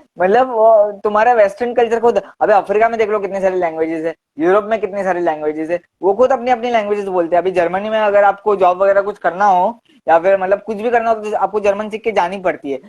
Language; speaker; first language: Hindi; non-native, local second language; Gujarati